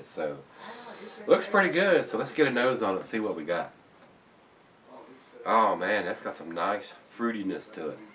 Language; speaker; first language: English; native; English